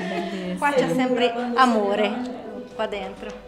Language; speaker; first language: Italian; non-native, learner; Spanish